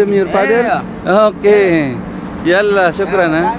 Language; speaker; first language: Arabic; non-native, learner; Filipino